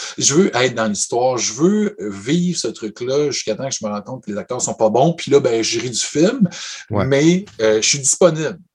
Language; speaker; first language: French; native; French